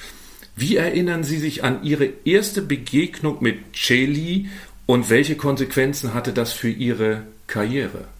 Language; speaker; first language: German; native; German